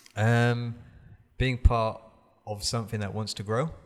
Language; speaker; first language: English; native; English